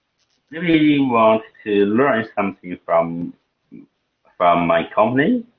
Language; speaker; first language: English; non-native, learner; Chinese